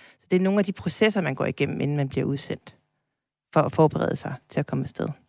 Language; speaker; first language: Danish; native; Danish